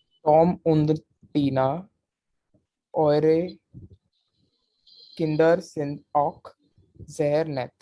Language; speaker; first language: German; non-native, learner; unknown